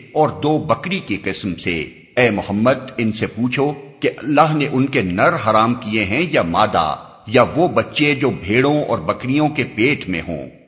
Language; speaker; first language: Urdu; native; Urdu